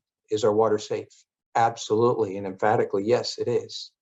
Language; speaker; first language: English; native; English